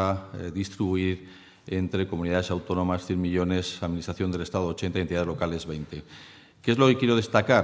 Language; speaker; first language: Spanish; native; Spanish